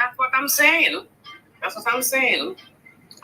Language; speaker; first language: English; native; English